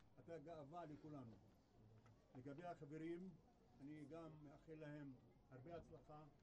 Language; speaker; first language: Hebrew; non-native, local second language; Arabic